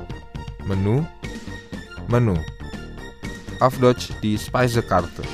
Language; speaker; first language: German; non-native, fluent; Indonesian